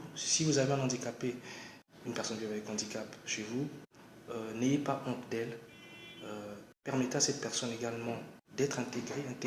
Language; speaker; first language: French; non-native, local second language; Lingala